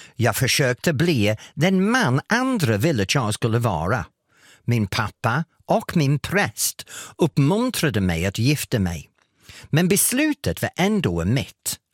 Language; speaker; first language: Swedish; non-native, fluent; English